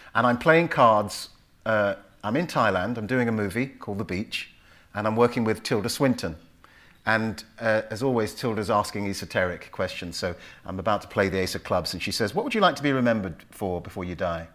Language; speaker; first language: English; native; English